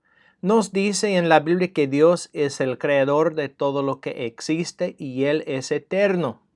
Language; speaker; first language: Spanish; non-native, fluent; English